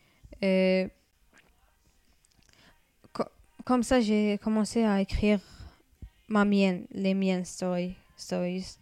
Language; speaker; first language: French; non-native, learner; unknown